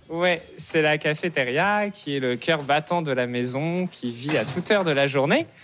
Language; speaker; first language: French; native; French